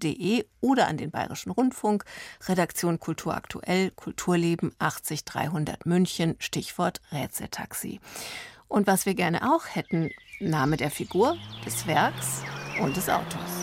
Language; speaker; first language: German; native; German